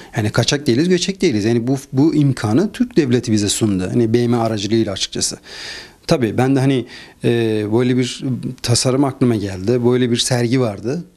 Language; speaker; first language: Turkish; non-native, fluent; Persian